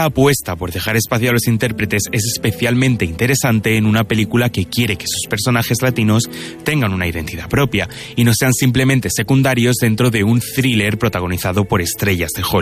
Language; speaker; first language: Spanish; native; Spanish